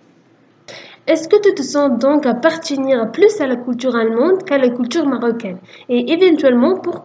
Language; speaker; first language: French; non-native, fluent; Italian